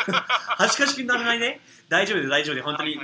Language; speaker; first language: Japanese; non-native, fluent; English